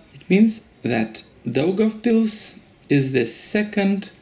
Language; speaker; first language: English; non-native, fluent; Lithuanian